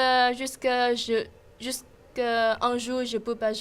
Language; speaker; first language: French; non-native, learner; Chinese